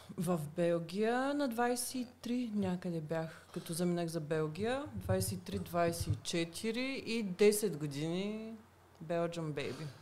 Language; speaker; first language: Bulgarian; early bilingual, heritage; Bulgarian